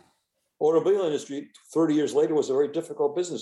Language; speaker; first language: English; native; English